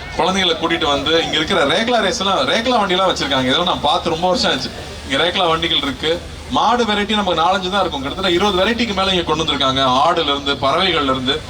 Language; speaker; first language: Tamil; native; Tamil